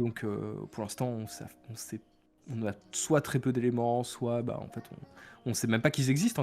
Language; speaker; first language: French; native; French